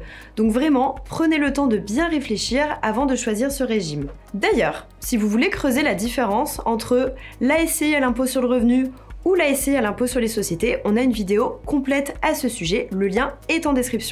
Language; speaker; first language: French; native; French